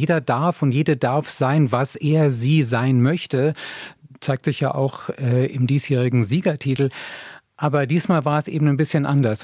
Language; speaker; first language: German; native; German